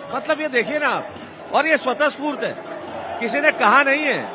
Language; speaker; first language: Hindi; native; Hindi